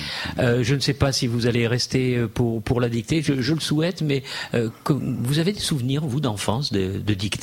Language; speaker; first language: French; native; French